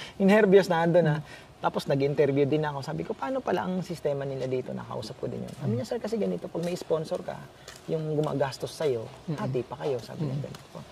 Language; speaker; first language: Filipino; non-native, local second language; Bikol